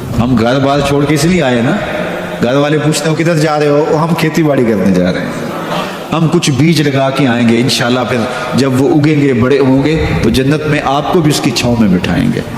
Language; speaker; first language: Urdu; non-native, local second language; Punjabi